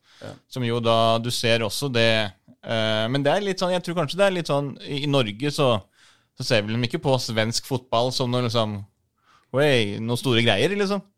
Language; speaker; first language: Norwegian; native; Norwegian